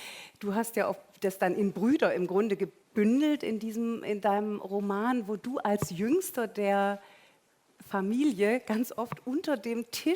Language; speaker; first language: German; native; German